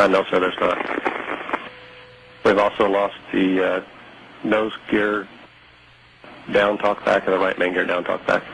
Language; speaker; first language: English; native; English